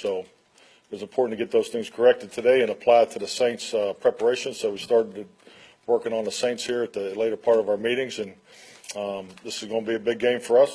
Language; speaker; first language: English; native; English